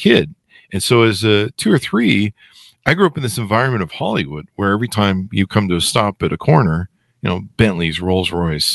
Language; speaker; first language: English; native; English